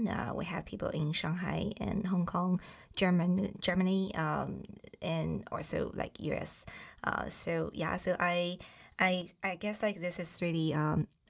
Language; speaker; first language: English; non-native, fluent; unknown